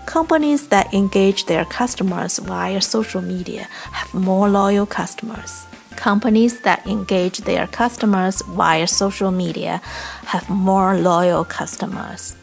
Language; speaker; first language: English; non-native, fluent; Chinese